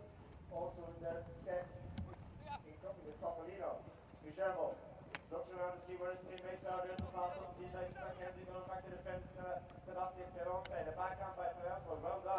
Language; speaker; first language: English; native; English